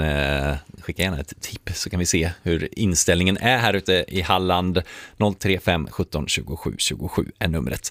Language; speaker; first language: Swedish; native; Swedish